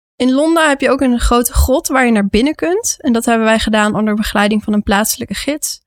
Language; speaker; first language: Dutch; native; Dutch